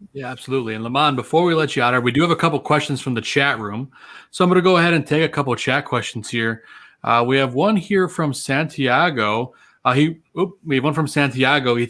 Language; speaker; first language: English; native; English